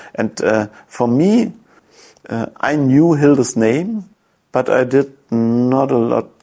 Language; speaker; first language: English; non-native, fluent; German